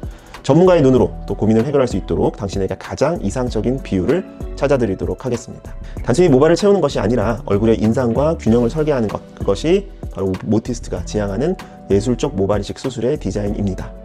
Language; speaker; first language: Korean; native; Korean